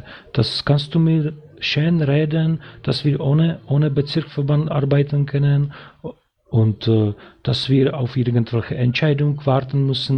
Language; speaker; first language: German; non-native, fluent; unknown